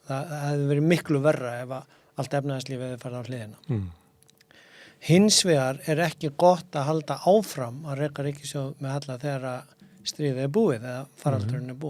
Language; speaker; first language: Icelandic; native; Icelandic